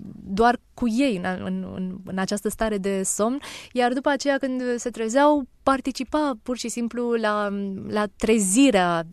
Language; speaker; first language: Romanian; native; Romanian